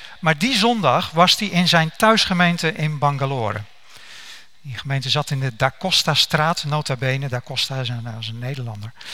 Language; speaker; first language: Dutch; native; Dutch